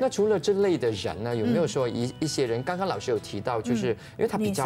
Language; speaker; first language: Chinese; native; Chinese